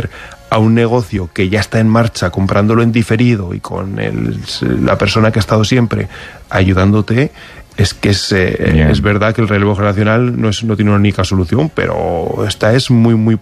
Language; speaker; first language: Spanish; native; Spanish